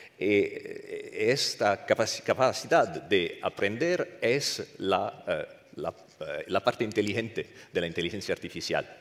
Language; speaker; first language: Spanish; non-native, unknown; Italian